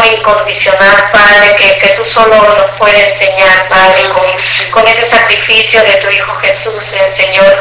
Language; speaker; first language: Spanish; native; Spanish